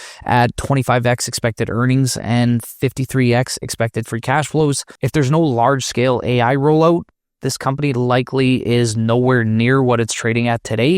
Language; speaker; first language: English; native; English